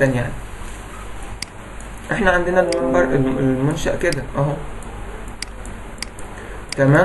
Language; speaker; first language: Arabic; native; Arabic